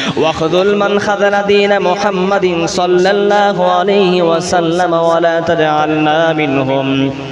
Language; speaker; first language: Arabic; non-native, fluent; Bangla